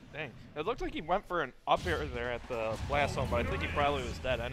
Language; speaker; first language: English; native; English